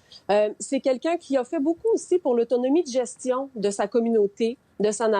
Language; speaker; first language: French; native; French